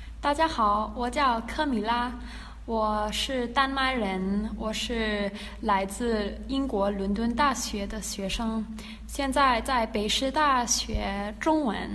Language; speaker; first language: Chinese; non-native, learner; Danish